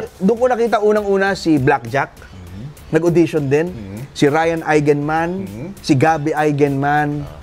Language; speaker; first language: Filipino; native; Filipino